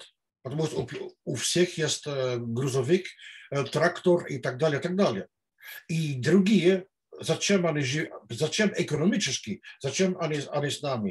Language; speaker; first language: Russian; non-native, fluent; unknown